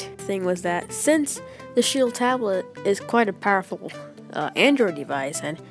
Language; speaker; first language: English; native; English